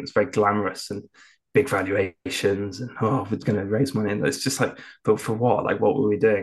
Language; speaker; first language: English; native; English